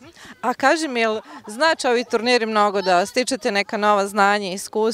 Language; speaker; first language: Serbian; native; Serbian